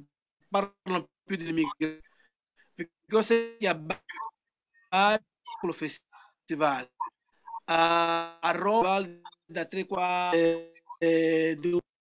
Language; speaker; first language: Italian; non-native, learner; Portuguese